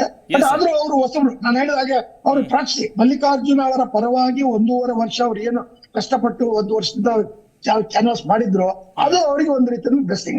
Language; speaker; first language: Kannada; native; Kannada